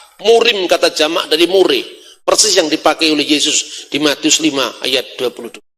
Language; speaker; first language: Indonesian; non-native, local second language; Javanese